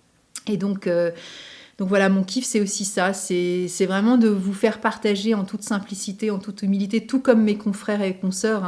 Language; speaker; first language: French; native; French